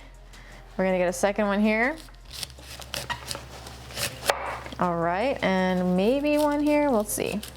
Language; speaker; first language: English; native; English